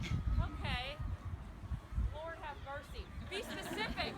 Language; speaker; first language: English; native; English